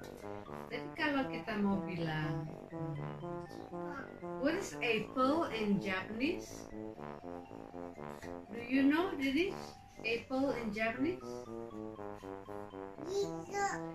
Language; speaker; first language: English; non-native, learner; Indonesian